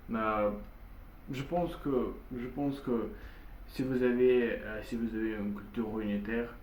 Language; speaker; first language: French; non-native, learner; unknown